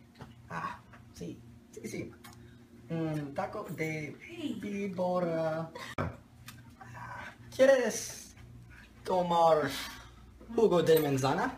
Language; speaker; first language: Spanish; non-native, learner; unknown